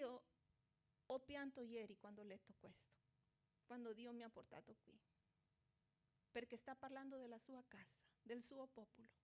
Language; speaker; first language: Italian; non-native, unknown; Portuguese